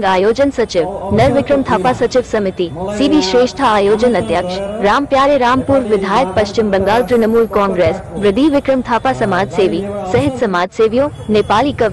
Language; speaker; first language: Hindi; native; Hindi